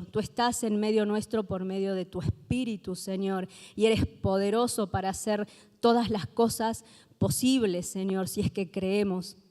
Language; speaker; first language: Spanish; native; Spanish